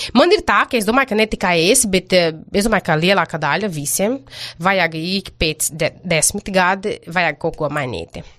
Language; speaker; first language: Latvian; non-native, fluent; Portuguese